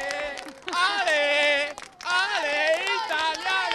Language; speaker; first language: Italian; native; Italian